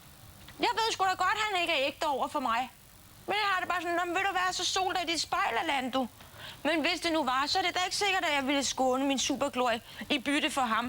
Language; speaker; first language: Danish; native; Danish